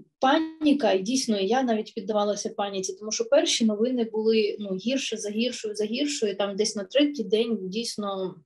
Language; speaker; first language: Ukrainian; native; Ukrainian